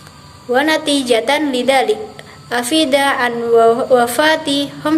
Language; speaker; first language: Arabic; non-native, learner; Indonesian